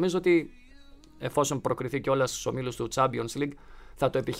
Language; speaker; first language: Greek; native; Greek